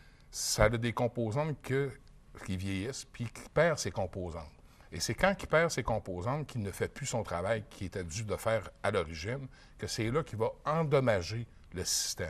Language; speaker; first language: French; native; French